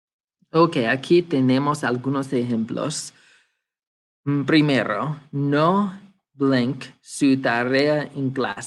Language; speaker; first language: Spanish; non-native, fluent; English